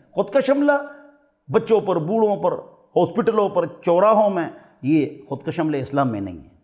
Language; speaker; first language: Urdu; non-native, local second language; Pashto